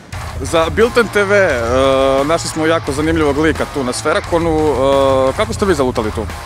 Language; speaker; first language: Croatian; native; Croatian